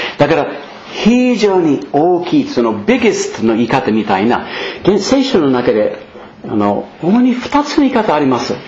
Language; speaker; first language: Japanese; non-native, fluent; English